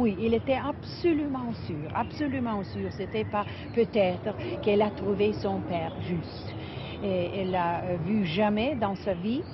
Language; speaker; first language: French; non-native, fluent; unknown